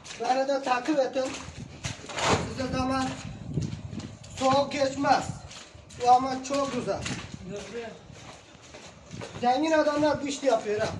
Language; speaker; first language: Turkish; non-native, learner; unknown